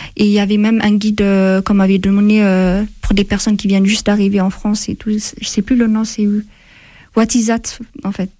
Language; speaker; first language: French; non-native, fluent; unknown